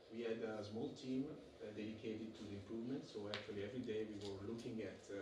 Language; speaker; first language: English; non-native, fluent; Italian